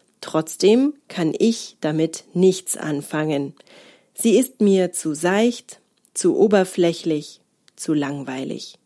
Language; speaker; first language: German; native; German